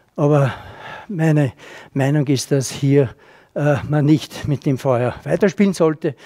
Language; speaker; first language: German; native; German